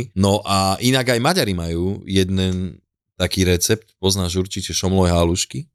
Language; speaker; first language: Slovak; native; Slovak